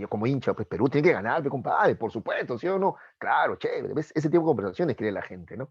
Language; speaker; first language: Spanish; native; Spanish